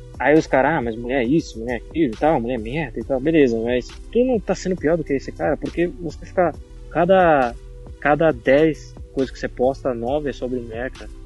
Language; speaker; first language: Portuguese; native; Portuguese